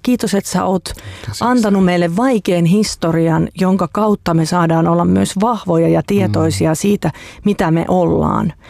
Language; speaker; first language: Finnish; native; Finnish